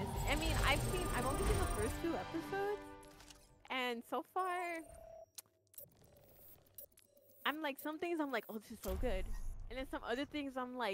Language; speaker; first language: English; early bilingual, other home language; Spanish